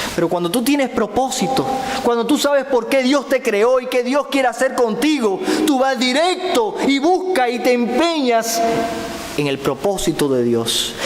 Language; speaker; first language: Spanish; native; Spanish